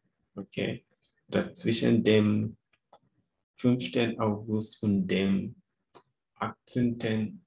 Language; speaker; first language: German; non-native, fluent; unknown